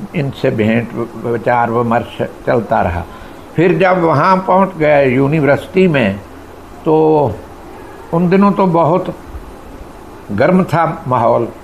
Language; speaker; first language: Hindi; non-native, local second language; Punjabi